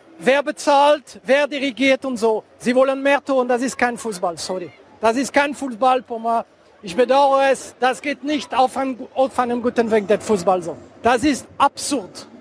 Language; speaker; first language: German; non-native, fluent; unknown